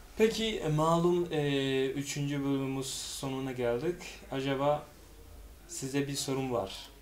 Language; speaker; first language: Turkish; non-native, fluent; Swahili